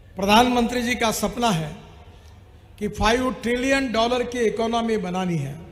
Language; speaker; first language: Hindi; non-native, local second language; Marathi